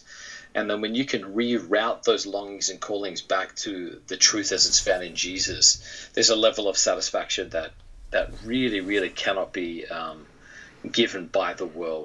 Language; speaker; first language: English; native; English